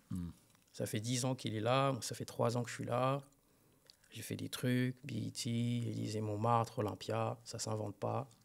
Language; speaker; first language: French; native; French